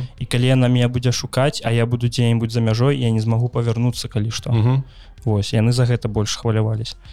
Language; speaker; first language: Belarusian; native; Belarusian